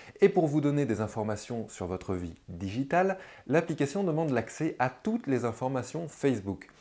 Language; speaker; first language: French; native; French